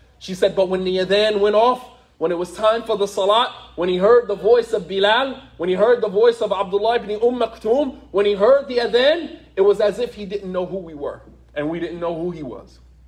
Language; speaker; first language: English; native; English